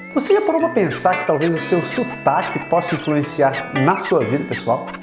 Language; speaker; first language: Portuguese; native; Portuguese